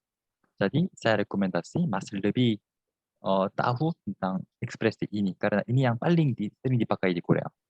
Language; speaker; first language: Indonesian; non-native, fluent; Korean